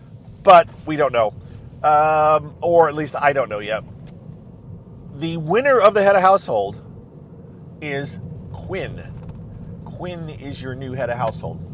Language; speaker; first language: English; native; English